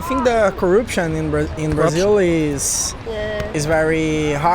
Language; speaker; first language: English; non-native, learner; Portuguese